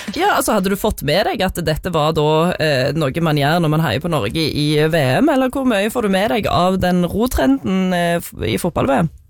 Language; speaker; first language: Norwegian; native; Norwegian